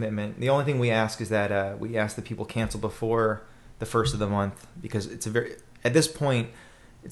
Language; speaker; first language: English; native; English